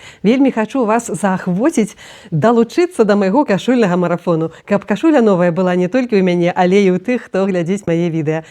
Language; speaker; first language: Belarusian; non-native, local second language; Russian